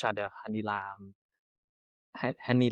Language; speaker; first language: English; non-native, learner; Thai